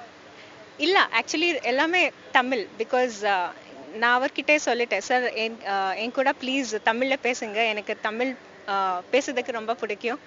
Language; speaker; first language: Tamil; non-native, learner; Kannada